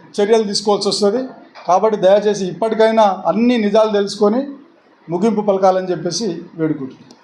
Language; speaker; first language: Telugu; non-native, local second language; Lambadi